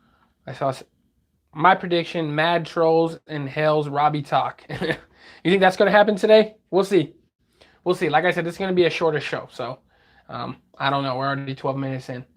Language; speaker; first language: English; native; English